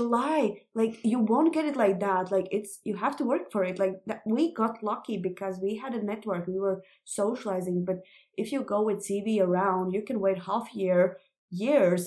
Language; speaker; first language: English; non-native, fluent; Latvian